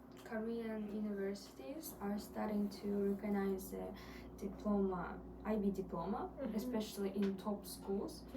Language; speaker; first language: English; non-native, learner; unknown